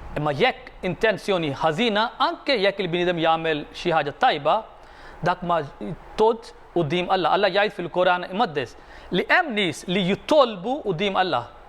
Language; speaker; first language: Maltese; non-native, fluent; Arabic